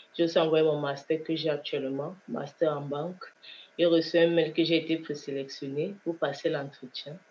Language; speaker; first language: French; non-native, local second language; Kinyarwanda